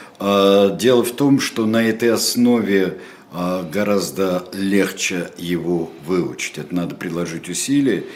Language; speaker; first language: Russian; native; Russian